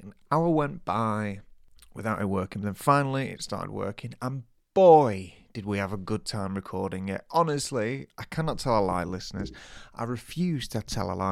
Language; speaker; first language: English; native; English